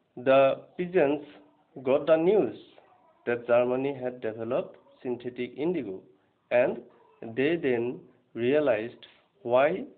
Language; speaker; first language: English; non-native, local second language; Assamese